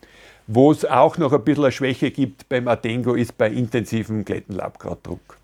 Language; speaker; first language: German; native; German